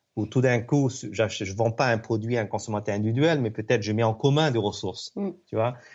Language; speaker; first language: French; non-native, fluent; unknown